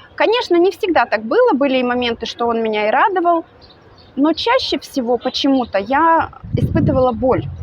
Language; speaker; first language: Russian; native; Russian